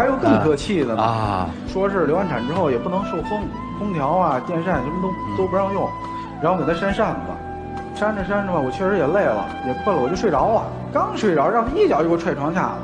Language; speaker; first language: Chinese; native; Chinese